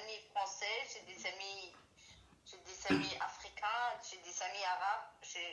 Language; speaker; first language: French; non-native, learner; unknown